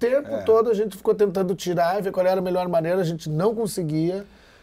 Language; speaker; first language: Portuguese; native; Portuguese